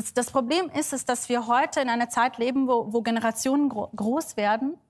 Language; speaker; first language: German; non-native, fluent; Yiddish